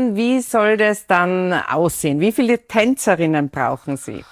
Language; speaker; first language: German; native; German